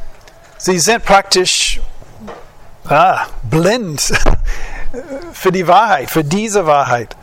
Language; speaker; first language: German; non-native, fluent; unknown